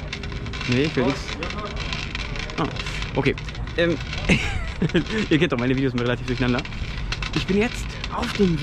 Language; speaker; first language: German; native; German